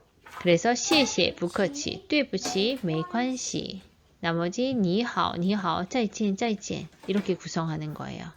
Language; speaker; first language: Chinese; non-native, fluent; Korean